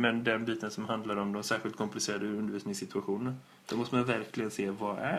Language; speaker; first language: Swedish; native; Swedish